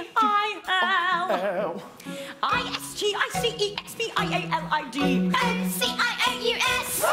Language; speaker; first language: English; native; English